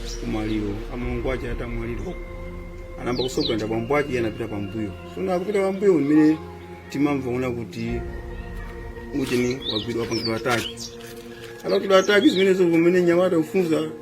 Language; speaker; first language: Nyanja; native; Nyanja